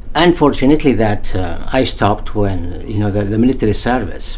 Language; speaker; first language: English; non-native, learner; Arabic